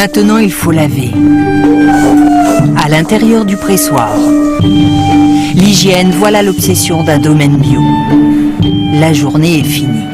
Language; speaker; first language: French; native; French